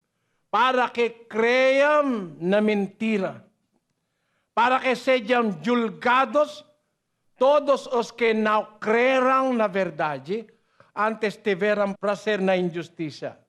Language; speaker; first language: Portuguese; non-native, learner; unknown